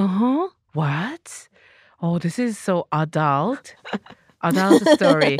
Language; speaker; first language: English; non-native, learner; Japanese